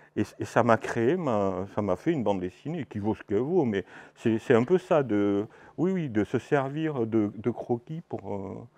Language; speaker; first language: French; native; French